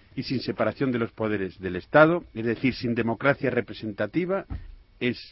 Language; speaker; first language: Spanish; native; Spanish